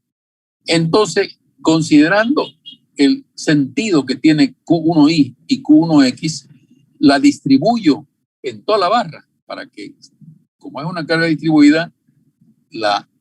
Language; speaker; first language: Spanish; native; Spanish